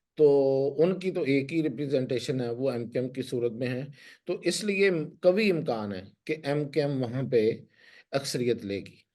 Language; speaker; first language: Urdu; non-native, local second language; Punjabi